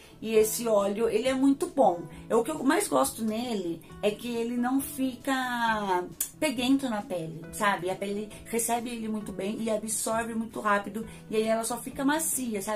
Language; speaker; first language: Portuguese; native; Portuguese